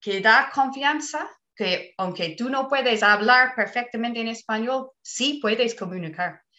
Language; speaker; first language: Spanish; non-native, fluent; English